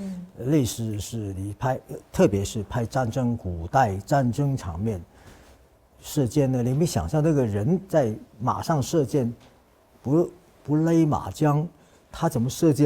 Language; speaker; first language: Chinese; non-native, fluent; Cantonese